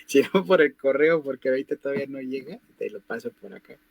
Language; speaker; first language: Spanish; native; Spanish